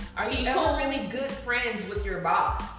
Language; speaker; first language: English; native; English